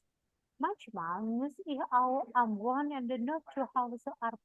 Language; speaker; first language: German; non-native, fluent; Indonesian